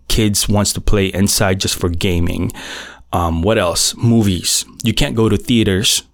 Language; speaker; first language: English; non-native, local second language; Filipino